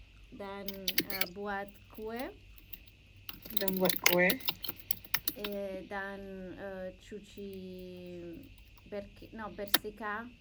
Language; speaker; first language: Indonesian; non-native, learner; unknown